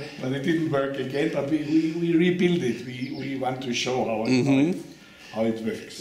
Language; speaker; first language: English; non-native, learner; German